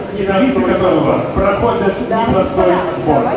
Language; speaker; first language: Russian; native; Russian